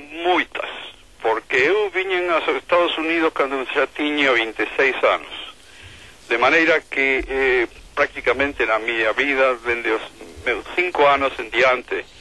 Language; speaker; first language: Galician; non-native, fluent; Spanish